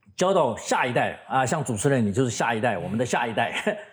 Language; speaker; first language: Chinese; native; Chinese